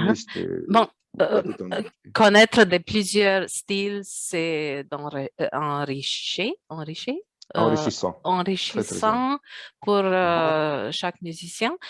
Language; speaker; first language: French; non-native, fluent; Romanian